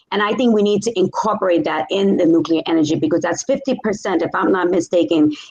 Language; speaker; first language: English; native; English